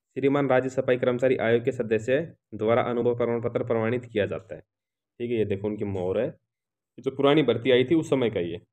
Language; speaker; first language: Hindi; native; Hindi